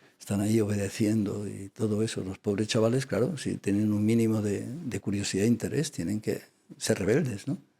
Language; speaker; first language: Spanish; non-native, local second language; Catalan